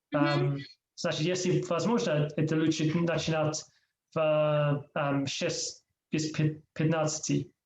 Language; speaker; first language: Russian; non-native, learner; English